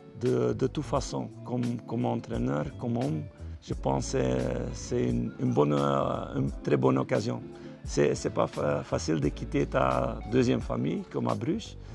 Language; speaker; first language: French; non-native, fluent; Dutch